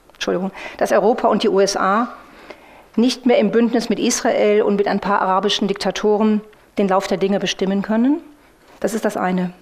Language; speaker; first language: German; native; German